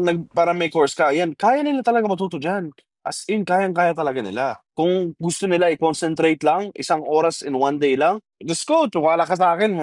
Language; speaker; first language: Filipino; non-native, fluent; Arabic